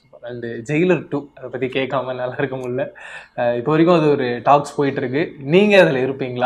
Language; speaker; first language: Tamil; native; Tamil